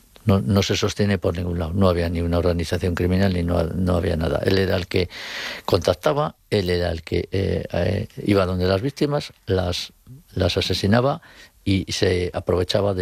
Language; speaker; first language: Spanish; native; Spanish